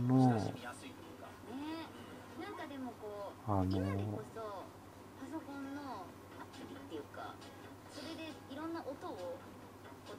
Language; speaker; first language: Japanese; native; Japanese